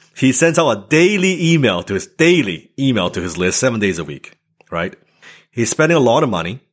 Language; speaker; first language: English; non-native, local second language; Cantonese